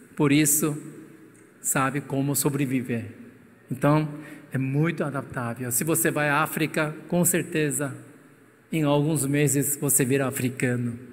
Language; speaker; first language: Portuguese; non-native, fluent; Korean